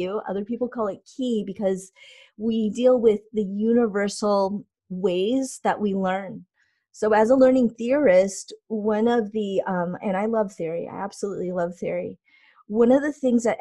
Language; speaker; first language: English; native; English